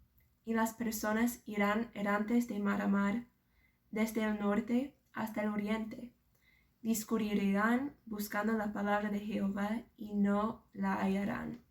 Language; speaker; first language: Spanish; non-native, fluent; English